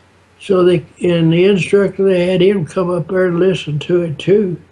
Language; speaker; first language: English; native; English